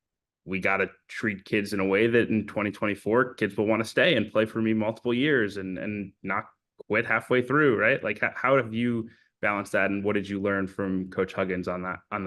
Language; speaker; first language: English; native; English